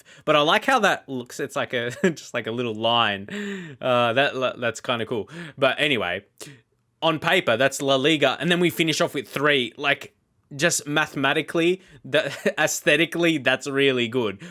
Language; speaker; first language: English; native; English